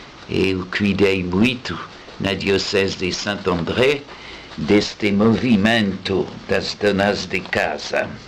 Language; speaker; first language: Portuguese; non-native, fluent; French